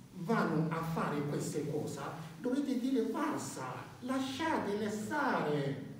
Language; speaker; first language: Italian; non-native, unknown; French